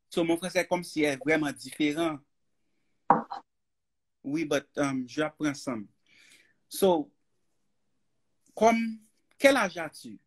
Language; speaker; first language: French; non-native, learner; Haitian Creole